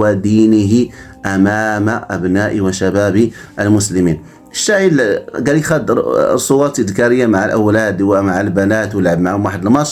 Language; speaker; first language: Arabic; native; Arabic